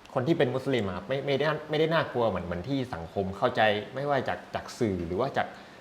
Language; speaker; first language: Thai; native; Thai